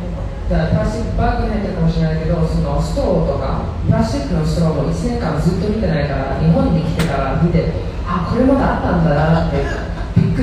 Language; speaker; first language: Japanese; early bilingual, heritage; Japanese